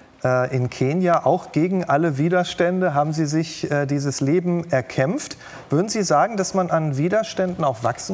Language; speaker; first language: German; native; German